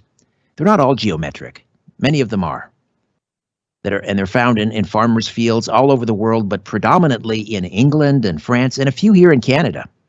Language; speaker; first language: English; native; English